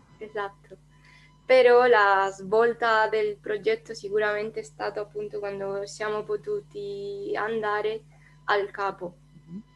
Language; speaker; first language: Italian; non-native, fluent; Spanish